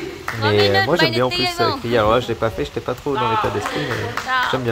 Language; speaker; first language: French; native; French